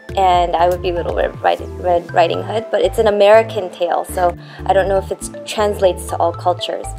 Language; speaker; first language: English; early bilingual, other home language; Korean